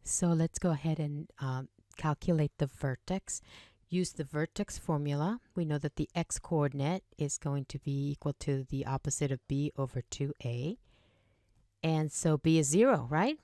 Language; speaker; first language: English; native; English